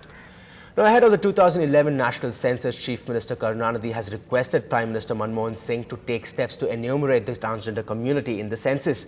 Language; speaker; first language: English; non-native, local second language; Tamil